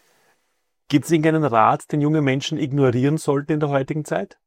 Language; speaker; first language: German; native; German